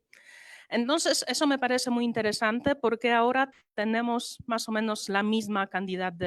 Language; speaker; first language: Spanish; non-native, fluent; Polish